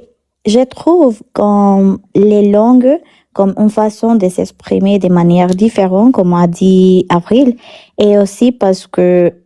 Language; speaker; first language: French; non-native, learner; Spanish